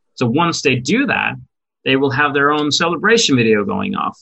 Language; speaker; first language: English; non-native, fluent; Norwegian